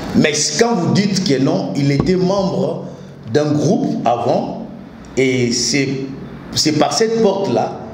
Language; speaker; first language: French; non-native, local second language; Lingala